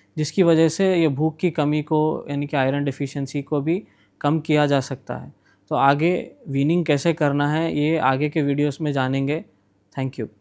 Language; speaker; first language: Hindi; non-native, local second language; Urdu